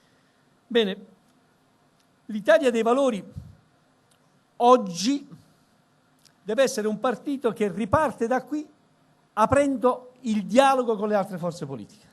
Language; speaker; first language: Italian; native; Italian